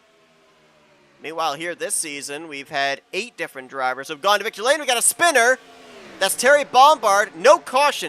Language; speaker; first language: English; native; English